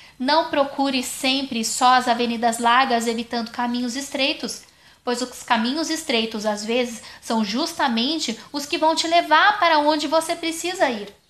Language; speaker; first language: Portuguese; non-native, fluent; German